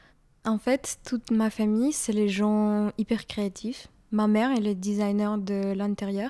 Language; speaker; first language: French; non-native, fluent; Ukrainian